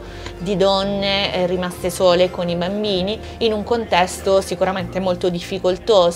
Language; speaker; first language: Italian; native; Italian